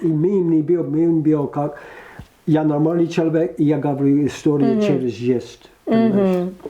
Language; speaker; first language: Russian; non-native, learner; English